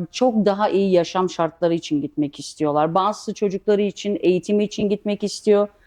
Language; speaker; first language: Turkish; early bilingual, heritage; Turkish